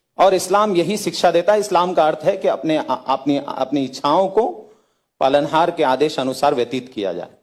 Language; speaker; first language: Hindi; native; Hindi